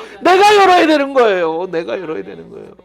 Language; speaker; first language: Korean; native; Korean